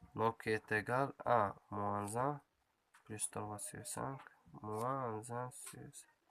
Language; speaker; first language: French; non-native, local second language; Arabic